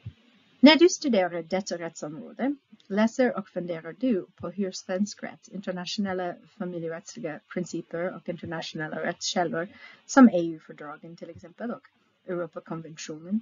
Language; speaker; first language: Swedish; non-native, fluent; English